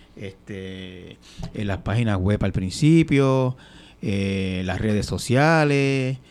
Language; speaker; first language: Spanish; native; Spanish